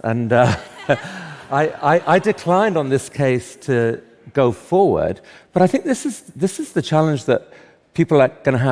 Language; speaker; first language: English; native; English